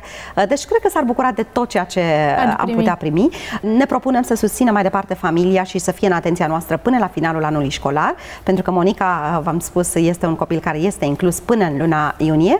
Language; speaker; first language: Romanian; native; Romanian